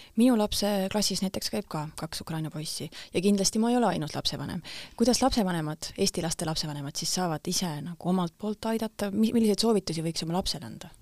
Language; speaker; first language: Estonian; native; Estonian